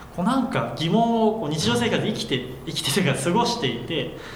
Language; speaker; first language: Japanese; native; Japanese